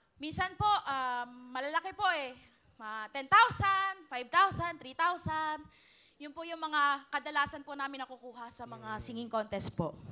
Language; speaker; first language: Filipino; native; Filipino